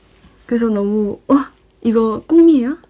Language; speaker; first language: Korean; non-native, fluent; Chinese